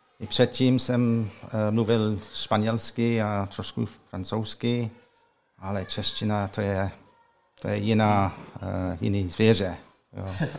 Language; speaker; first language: Czech; non-native, learner; English